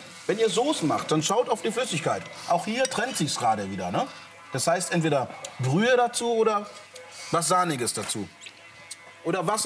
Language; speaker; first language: German; native; German